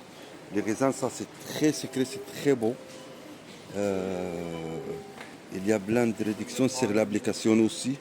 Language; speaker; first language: French; non-native, learner; Arabic